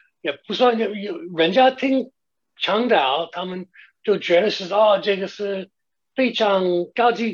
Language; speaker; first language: Chinese; non-native, fluent; English